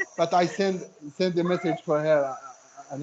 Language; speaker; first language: English; non-native, learner; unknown